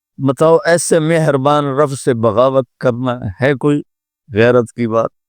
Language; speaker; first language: Urdu; non-native, local second language; Punjabi